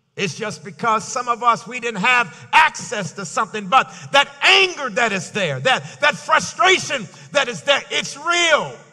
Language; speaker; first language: English; native; English